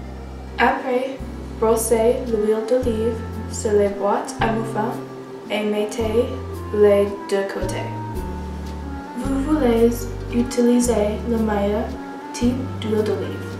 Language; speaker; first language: French; non-native, learner; English